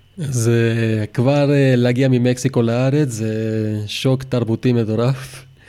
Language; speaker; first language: Hebrew; non-native, fluent; Spanish